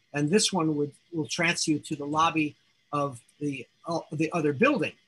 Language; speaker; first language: English; native; English